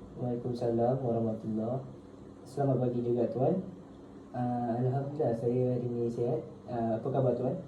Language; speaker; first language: Malay; native; Malay